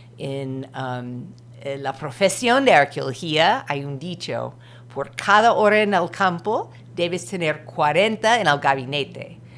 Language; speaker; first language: Spanish; non-native, fluent; English